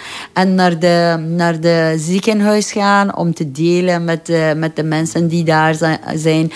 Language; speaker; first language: Dutch; non-native, fluent; Persian